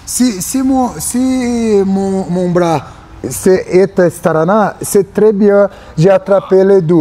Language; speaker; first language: French; non-native, learner; Portuguese